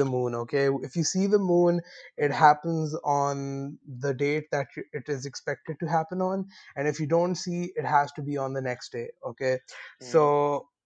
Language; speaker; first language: English; non-native, local second language; Urdu